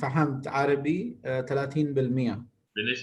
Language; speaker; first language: Arabic; non-native, learner; Hindi